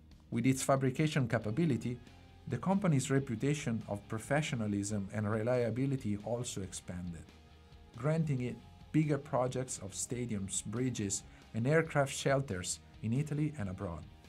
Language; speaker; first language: English; non-native, fluent; Italian